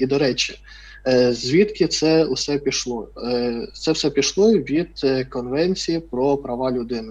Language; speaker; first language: Ukrainian; non-native, fluent; Russian